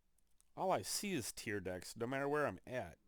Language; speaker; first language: English; native; English